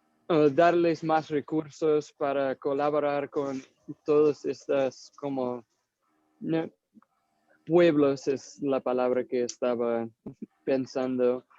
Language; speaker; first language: Spanish; non-native, fluent; English